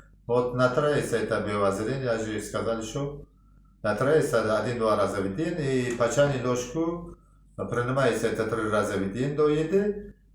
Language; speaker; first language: Russian; non-native, local second language; Uzbek